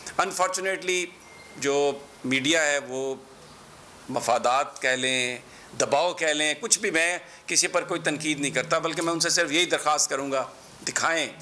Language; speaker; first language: Urdu; native; Urdu